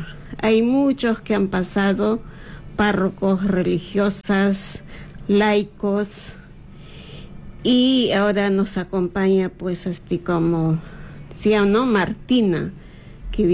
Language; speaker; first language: Spanish; native; Spanish